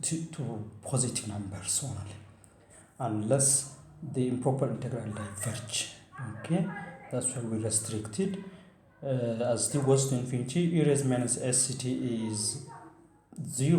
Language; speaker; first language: English; non-native, fluent; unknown